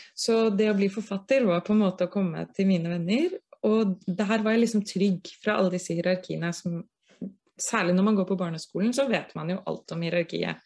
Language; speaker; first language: Norwegian; native; Norwegian